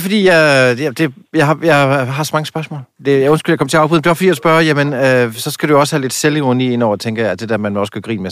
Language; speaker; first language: Danish; native; Danish